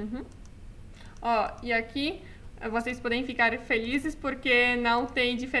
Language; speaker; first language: Portuguese; non-native, fluent; Polish